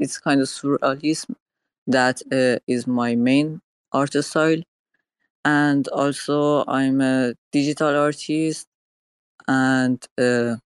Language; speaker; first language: English; non-native, learner; Persian